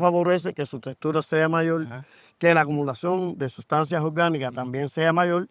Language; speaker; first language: Spanish; native; Spanish